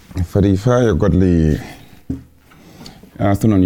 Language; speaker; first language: Danish; non-native, learner; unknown